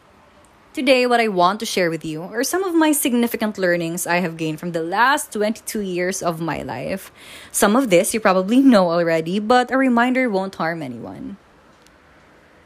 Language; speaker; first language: English; non-native, local second language; Waray